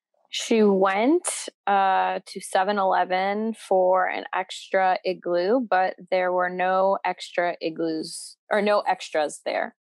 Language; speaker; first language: English; native; English